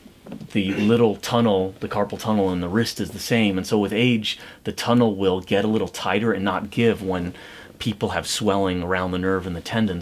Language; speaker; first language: English; native; English